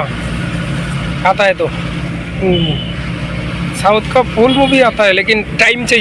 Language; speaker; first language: Hindi; non-native, local second language; Bangla